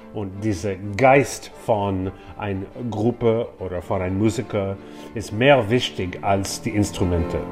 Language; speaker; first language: German; non-native, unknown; English